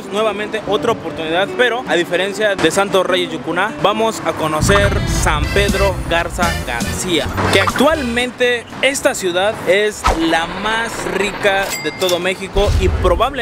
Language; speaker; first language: Spanish; native; Spanish